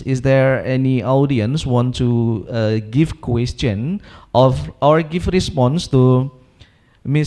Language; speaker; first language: English; non-native, local second language; Indonesian